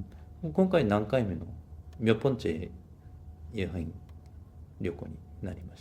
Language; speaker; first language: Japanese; non-native, fluent; Korean